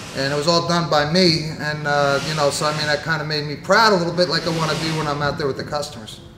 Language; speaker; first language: English; native; English